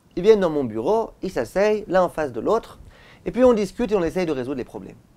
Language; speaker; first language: French; native; French